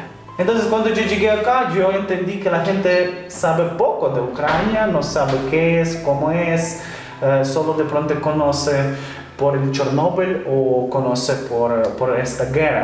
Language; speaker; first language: Spanish; non-native, fluent; Ukrainian